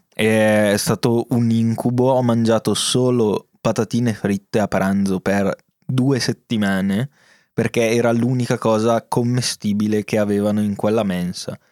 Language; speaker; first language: Italian; native; Italian